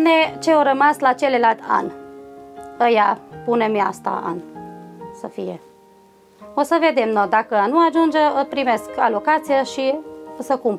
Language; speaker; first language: Romanian; non-native, local second language; Hungarian